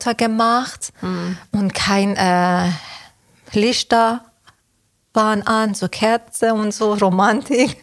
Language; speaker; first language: German; non-native, fluent; Persian